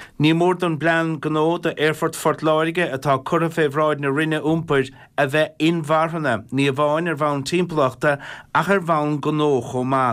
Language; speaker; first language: Irish; native; Irish